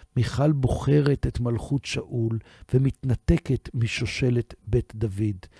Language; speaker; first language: Hebrew; native; Hebrew